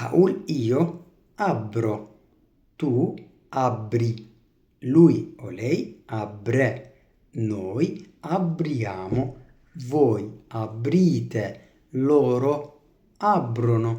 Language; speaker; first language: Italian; non-native, fluent; Arabic